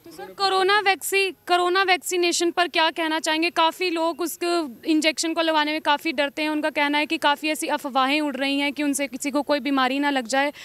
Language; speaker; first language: Hindi; native; Hindi